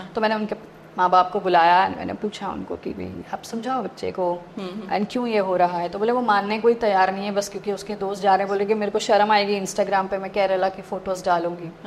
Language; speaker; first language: Hindi; non-native, local second language; Gujarati